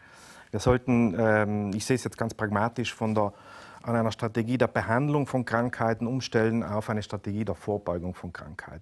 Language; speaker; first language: German; native; German